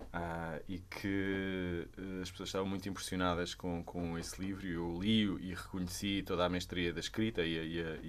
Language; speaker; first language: Portuguese; native; Portuguese